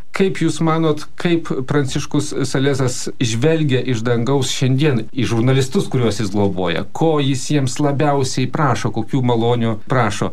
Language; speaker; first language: Lithuanian; native; Lithuanian